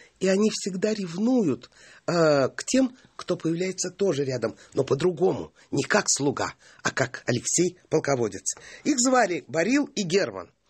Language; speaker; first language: Russian; native; Russian